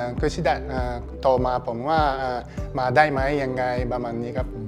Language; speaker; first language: Thai; non-native, learner; Japanese